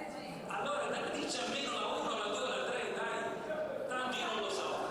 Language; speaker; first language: Italian; native; Italian